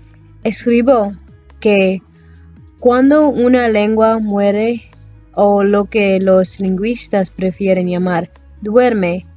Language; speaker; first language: Spanish; non-native, learner; English